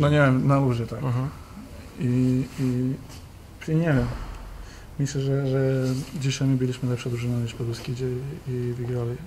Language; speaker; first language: Polish; non-native, learner; Serbian